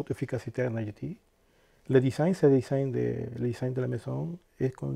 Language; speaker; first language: French; non-native, fluent; Spanish